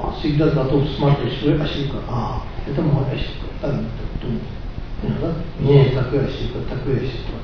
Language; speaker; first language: Russian; non-native, learner; Tibetan